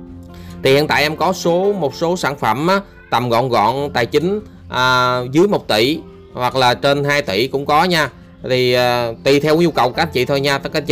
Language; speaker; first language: Vietnamese; native; Vietnamese